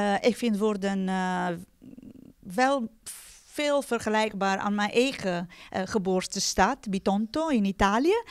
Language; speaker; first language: Dutch; non-native, fluent; Italian